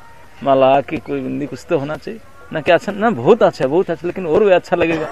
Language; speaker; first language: Hindi; non-native, local second language; Odia